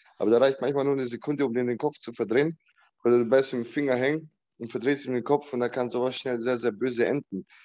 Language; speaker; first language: German; early bilingual, other home language; Bosnian